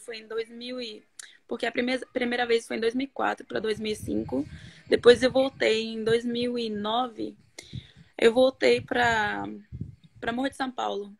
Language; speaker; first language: Portuguese; non-native, fluent; Norwegian